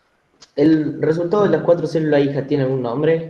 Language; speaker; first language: Spanish; native; Spanish